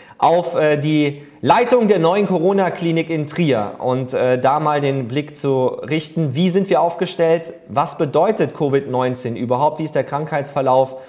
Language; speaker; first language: German; native; German